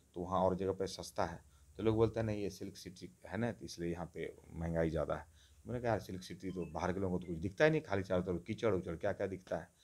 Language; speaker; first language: Hindi; non-native, local second language; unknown